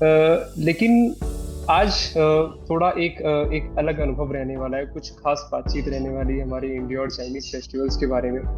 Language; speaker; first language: Hindi; native; Hindi